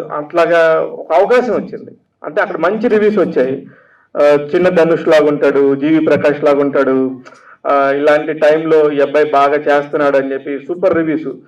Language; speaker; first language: Telugu; native; Telugu